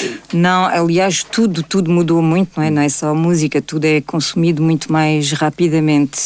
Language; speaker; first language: Portuguese; native; Portuguese